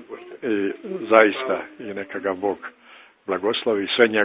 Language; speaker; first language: Croatian; native; Croatian